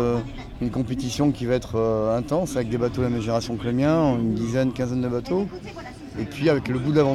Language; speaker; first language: French; native; French